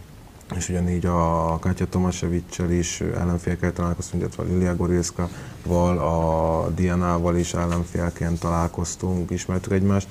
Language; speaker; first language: Hungarian; native; Hungarian